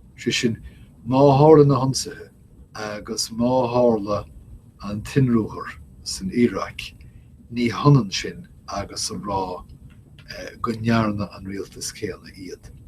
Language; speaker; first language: Irish; native; Irish